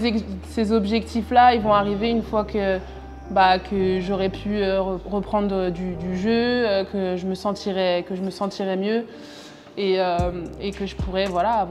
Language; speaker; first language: French; native; French